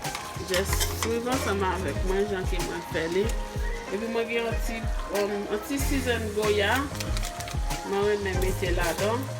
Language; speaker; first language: French; non-native, learner; Haitian Creole